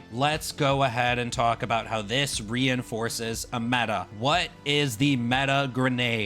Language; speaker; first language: English; native; English